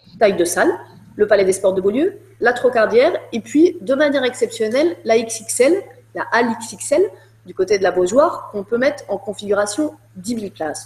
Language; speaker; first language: French; native; French